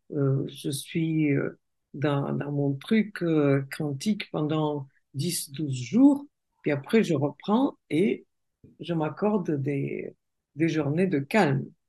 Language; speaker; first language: French; non-native, fluent; Russian